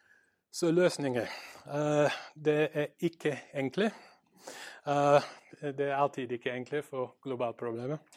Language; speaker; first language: Norwegian; non-native, learner; English